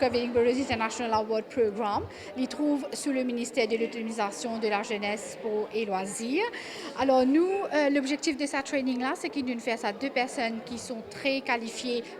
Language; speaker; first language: French; non-native, local second language; Morisyen